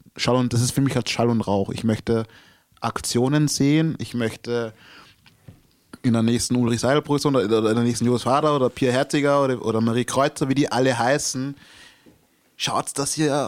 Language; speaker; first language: German; early bilingual, other home language; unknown